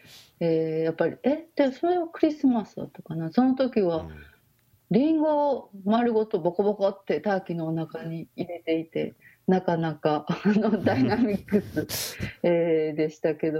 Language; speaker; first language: Japanese; native; Japanese